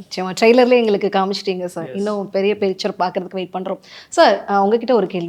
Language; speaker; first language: Tamil; native; Tamil